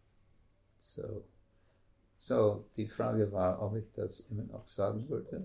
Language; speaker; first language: German; non-native, fluent; English